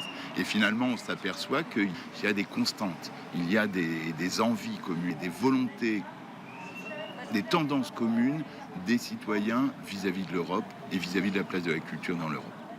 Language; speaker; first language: French; native; French